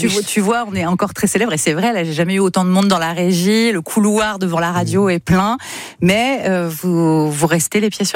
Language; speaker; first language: French; native; French